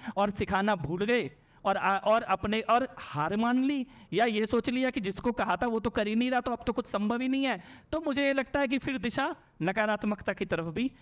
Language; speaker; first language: Hindi; native; Hindi